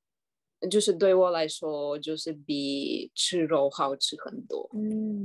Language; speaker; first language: Chinese; non-native, fluent; Russian